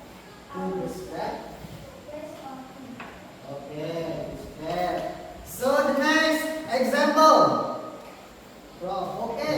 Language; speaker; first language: English; non-native, learner; Indonesian